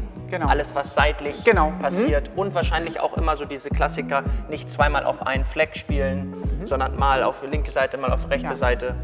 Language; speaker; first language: German; native; German